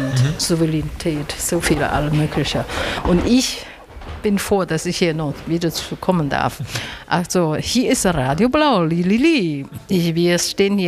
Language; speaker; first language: German; non-native, learner; Chinese